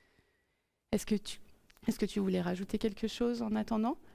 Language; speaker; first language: French; native; French